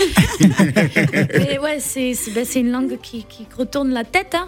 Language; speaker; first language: French; native; French